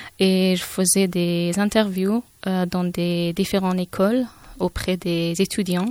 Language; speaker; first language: French; non-native, fluent; Persian